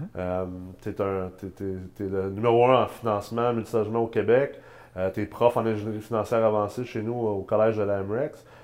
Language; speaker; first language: French; native; French